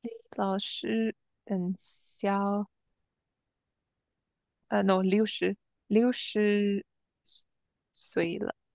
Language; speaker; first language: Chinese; non-native, learner; English